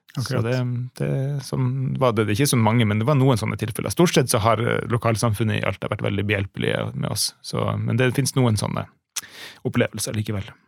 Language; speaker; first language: Norwegian; native; Norwegian